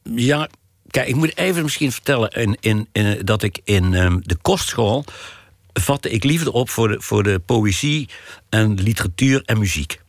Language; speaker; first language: Dutch; native; Dutch